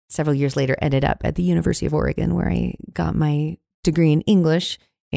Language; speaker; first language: English; native; English